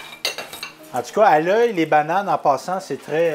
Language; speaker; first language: French; native; French